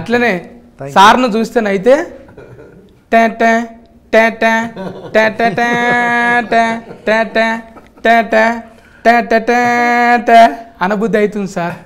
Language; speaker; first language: Telugu; native; Telugu